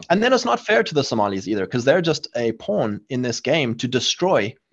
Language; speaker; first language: English; native; English